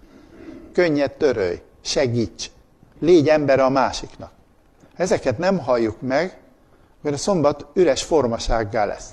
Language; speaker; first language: Hungarian; native; Hungarian